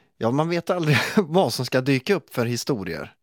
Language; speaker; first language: Swedish; native; Swedish